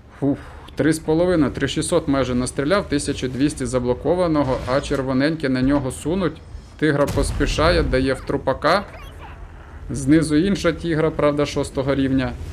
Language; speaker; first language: Ukrainian; non-native, local second language; Russian